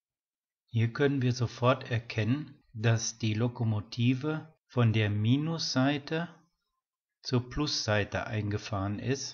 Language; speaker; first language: German; native; German